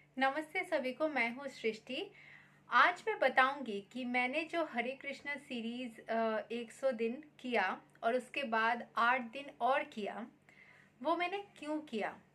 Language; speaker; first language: Hindi; non-native, local second language; Bangla